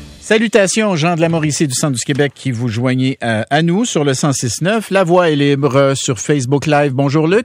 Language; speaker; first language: French; native; French